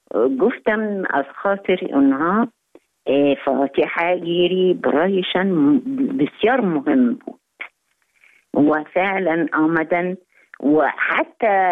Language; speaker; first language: Persian; non-native, learner; Arabic